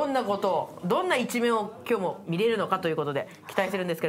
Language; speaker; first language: Japanese; native; Japanese